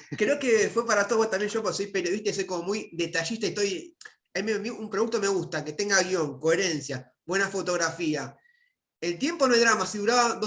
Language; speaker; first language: Spanish; native; Spanish